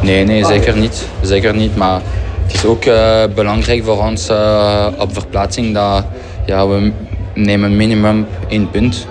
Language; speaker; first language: Dutch; non-native, fluent; French